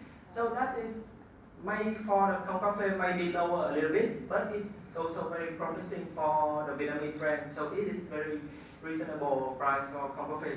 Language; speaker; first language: English; non-native, learner; Vietnamese